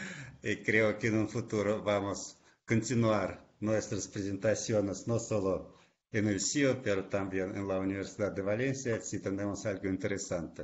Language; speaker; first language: Spanish; non-native, fluent; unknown